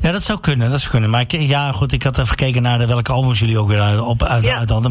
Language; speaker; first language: Dutch; native; Dutch